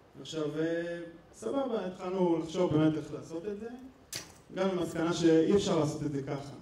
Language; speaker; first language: Hebrew; native; Hebrew